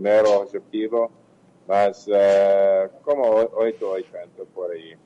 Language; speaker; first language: Portuguese; non-native, learner; English